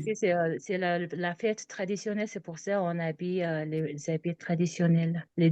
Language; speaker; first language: French; non-native, learner; Mongolian